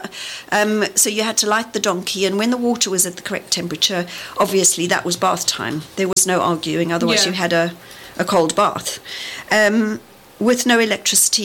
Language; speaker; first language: English; native; English